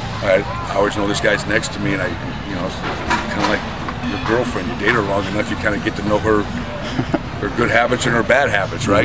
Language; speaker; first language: English; native; English